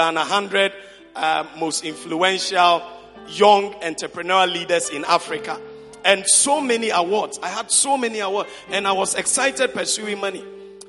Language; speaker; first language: English; non-native, local second language; Akan